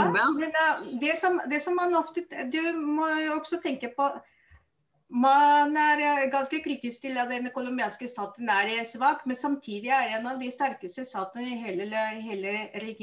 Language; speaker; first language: Norwegian; non-native, fluent; Spanish